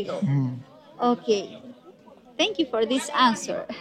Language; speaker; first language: English; non-native, learner; Romanian